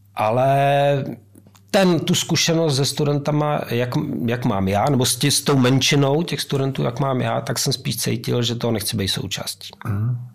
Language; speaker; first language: Czech; native; Czech